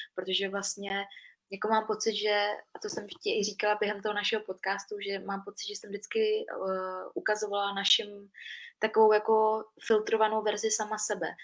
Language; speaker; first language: Czech; early bilingual, other home language; Vietnamese